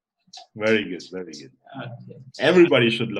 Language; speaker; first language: English; non-native, fluent; German